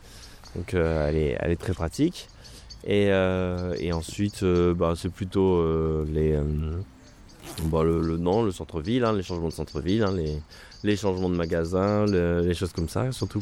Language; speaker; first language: French; native; French